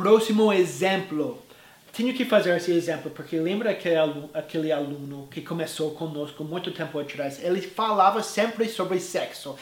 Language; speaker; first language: Portuguese; non-native, fluent; English